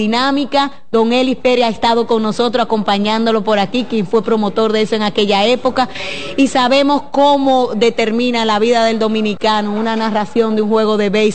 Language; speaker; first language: Spanish; native; Spanish